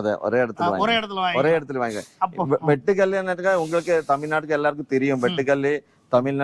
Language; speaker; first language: Tamil; non-native, learner; Malayalam